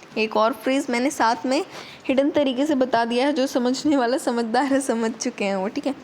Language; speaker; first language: Hindi; native; Hindi